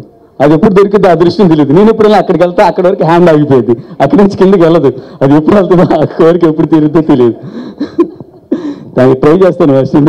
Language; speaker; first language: Telugu; native; Telugu